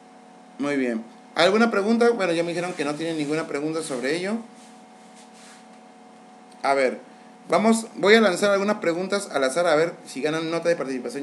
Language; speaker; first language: Spanish; native; Spanish